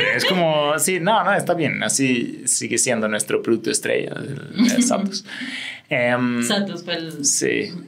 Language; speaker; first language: Spanish; non-native, fluent; Swedish